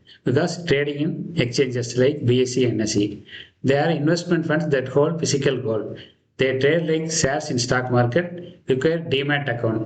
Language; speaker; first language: English; non-native, local second language; Tamil